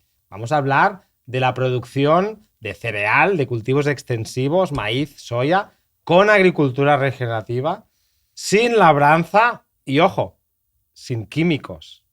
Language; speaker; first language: Spanish; native; Spanish